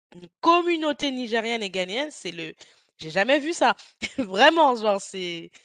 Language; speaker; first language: French; native; French